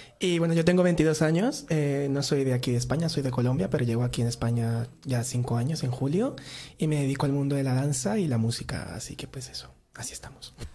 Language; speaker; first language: Spanish; native; Spanish